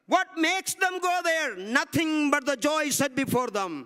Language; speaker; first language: English; non-native, local second language; Malayalam